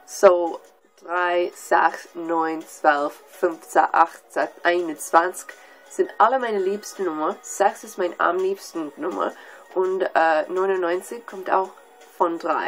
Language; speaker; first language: German; non-native, learner; English